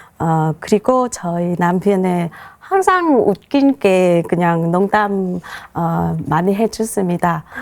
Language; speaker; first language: Korean; non-native, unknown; Vietnamese